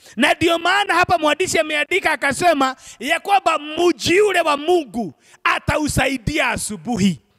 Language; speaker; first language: Swahili; non-native, local second language; Kikuyu